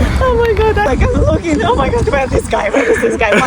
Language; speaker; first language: English; non-native, learner; Russian